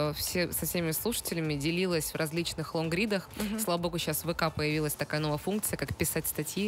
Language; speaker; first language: Russian; native; Russian